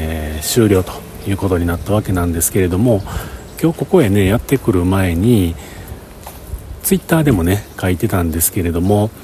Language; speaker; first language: Japanese; native; Japanese